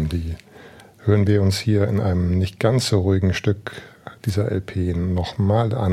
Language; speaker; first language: German; native; German